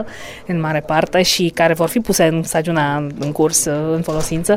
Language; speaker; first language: Romanian; native; Romanian